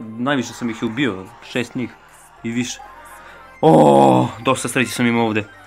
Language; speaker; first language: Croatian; early bilingual, heritage; Croatian